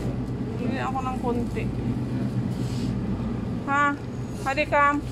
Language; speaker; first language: Arabic; non-native, learner; Filipino